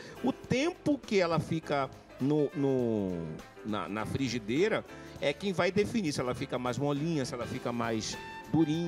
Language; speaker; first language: Portuguese; native; Portuguese